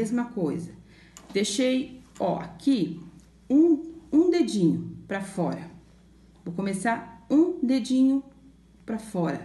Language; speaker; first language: Portuguese; native; Portuguese